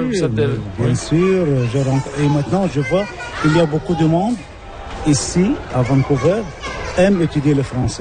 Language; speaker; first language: French; non-native, local second language; Arabic